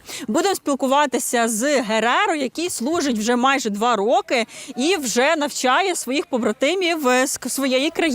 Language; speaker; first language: Ukrainian; native; Ukrainian